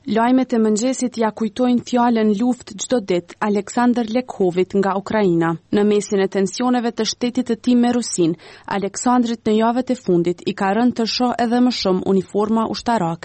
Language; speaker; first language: Albanian; native; Albanian